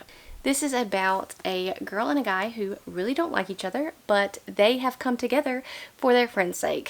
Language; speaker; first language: English; native; English